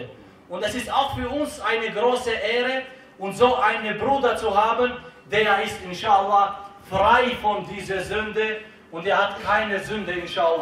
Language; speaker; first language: German; non-native, learner; Albanian